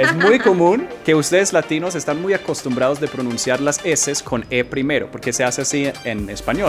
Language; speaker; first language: Spanish; non-native, fluent; English